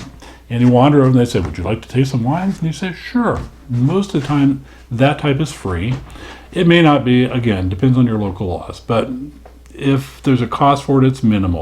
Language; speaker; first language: English; native; English